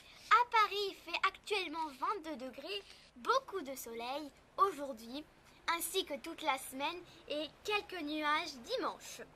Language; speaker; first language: French; native; French